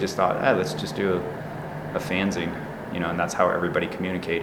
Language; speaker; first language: English; native; English